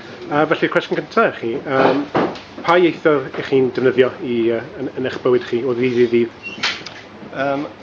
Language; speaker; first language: Welsh; native; Welsh